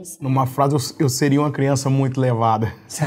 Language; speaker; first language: Portuguese; native; Portuguese